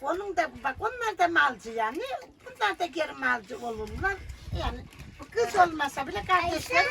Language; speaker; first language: Turkish; native; Turkish